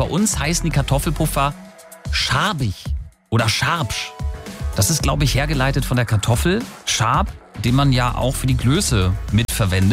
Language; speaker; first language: German; native; German